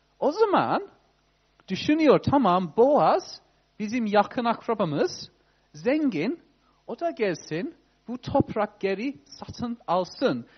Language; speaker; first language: Turkish; non-native, fluent; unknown